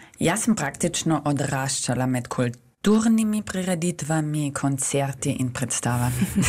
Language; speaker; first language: Slovenian; native; Slovenian